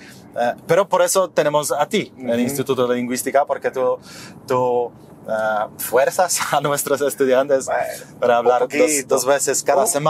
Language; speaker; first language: Spanish; non-native, fluent; Polish